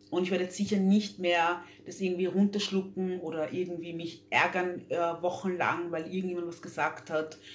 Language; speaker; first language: German; native; German